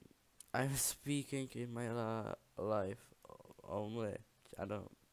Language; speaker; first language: English; non-native, learner; Czech